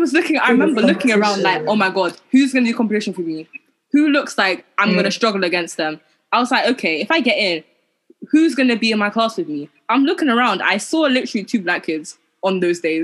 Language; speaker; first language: English; native; English